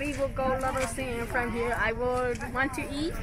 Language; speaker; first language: English; non-native, learner; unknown